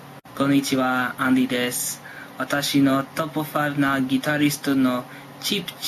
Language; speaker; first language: Japanese; non-native, learner; English